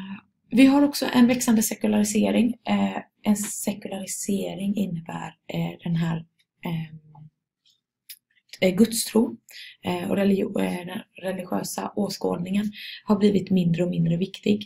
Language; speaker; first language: Swedish; native; Swedish